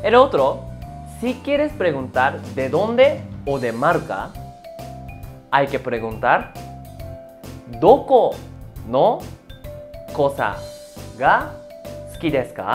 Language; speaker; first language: Spanish; non-native, fluent; Japanese